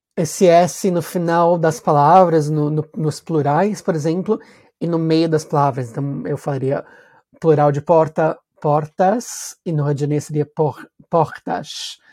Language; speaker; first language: Portuguese; native; Portuguese